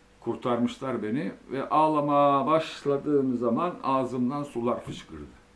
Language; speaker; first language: Turkish; early bilingual, other home language; Finnish